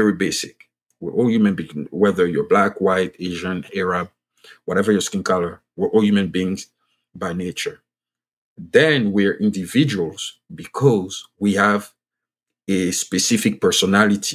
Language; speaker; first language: English; non-native, fluent; French